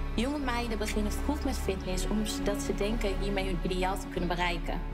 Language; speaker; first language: Dutch; native; Dutch